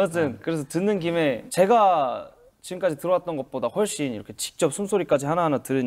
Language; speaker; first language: Korean; native; Korean